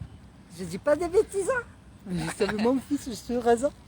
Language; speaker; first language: French; native; French